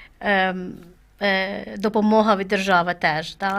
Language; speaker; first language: Ukrainian; non-native, learner; English